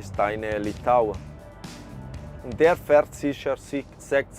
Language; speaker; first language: German; non-native, fluent; Italian